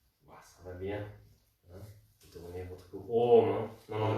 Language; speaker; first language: French; non-native, learner; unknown